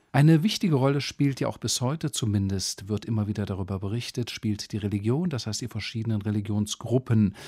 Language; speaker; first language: German; native; German